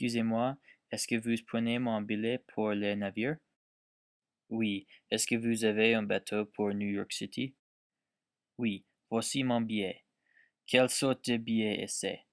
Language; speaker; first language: French; non-native, learner; English